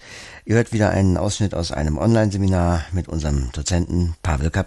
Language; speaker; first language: German; native; German